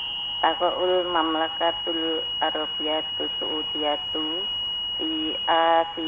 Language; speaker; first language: Arabic; non-native, learner; Indonesian